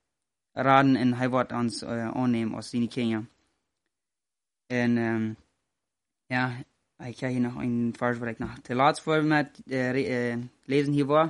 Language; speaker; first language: German; non-native, learner; Plautdietsch